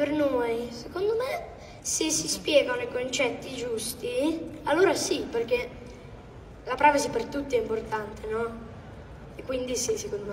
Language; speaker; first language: Italian; early bilingual, heritage; English